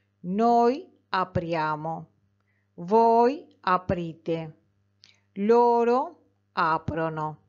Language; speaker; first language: Italian; non-native, fluent; Spanish